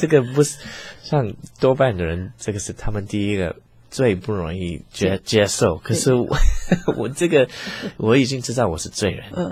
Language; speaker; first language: Chinese; early bilingual, heritage; English